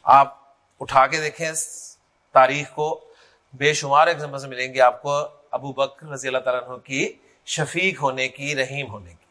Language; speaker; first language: Urdu; native; Urdu